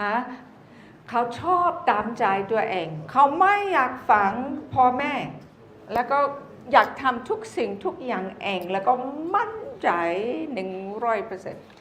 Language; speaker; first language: Thai; non-native, fluent; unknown